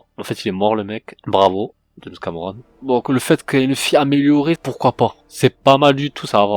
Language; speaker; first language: French; native; French